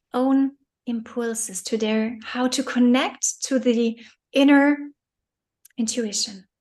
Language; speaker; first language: English; non-native, fluent; German